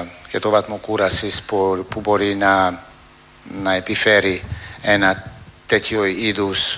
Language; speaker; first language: Greek; non-native, fluent; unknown